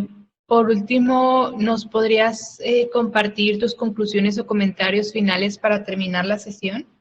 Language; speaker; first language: Spanish; native; Spanish